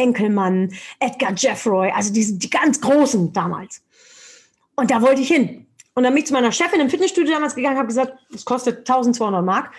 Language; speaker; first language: German; native; German